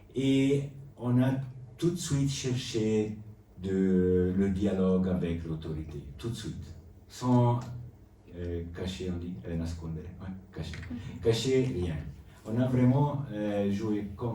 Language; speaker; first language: French; non-native, local second language; Italian